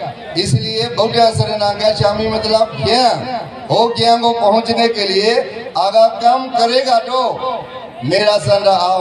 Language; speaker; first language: Hindi; non-native, learner; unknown